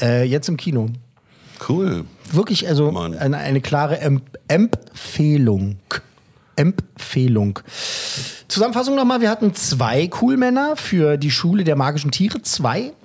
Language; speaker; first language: German; native; German